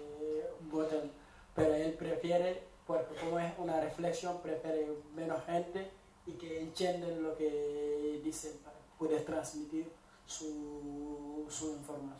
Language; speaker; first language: Spanish; non-native, fluent; Wolof